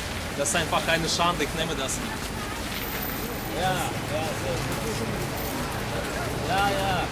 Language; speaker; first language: German; non-native, learner; Russian